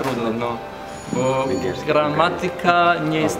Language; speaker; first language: Polish; non-native, learner; Italian